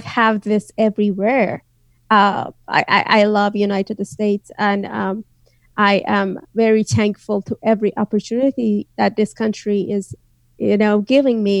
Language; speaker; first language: English; non-native, fluent; Azerbaijani